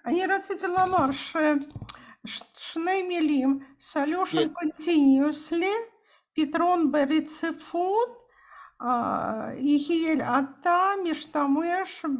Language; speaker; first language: Hebrew; non-native, fluent; Russian